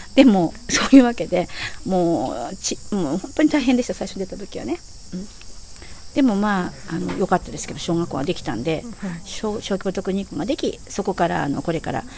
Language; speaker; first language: Japanese; native; Japanese